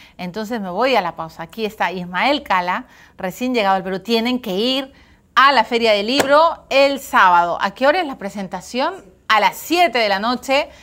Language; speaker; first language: Spanish; native; Spanish